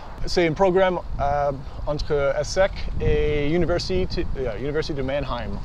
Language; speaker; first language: French; early bilingual, heritage; English